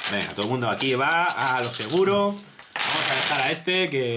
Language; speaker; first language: Spanish; native; Spanish